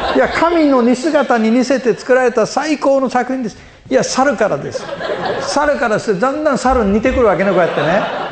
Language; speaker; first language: Japanese; native; Japanese